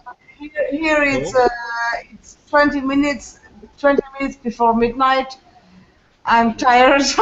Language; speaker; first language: English; non-native, learner; French